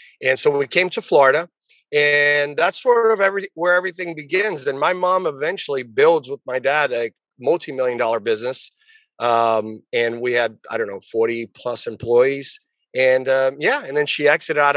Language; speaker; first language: English; early bilingual, other home language; Portuguese